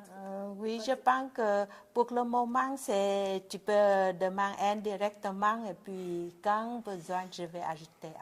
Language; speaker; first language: French; non-native, learner; Vietnamese